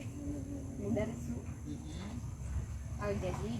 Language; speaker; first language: Arabic; non-native, learner; Sundanese